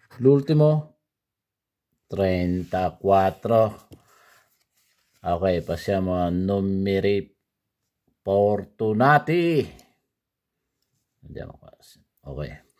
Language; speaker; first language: Italian; non-native, learner; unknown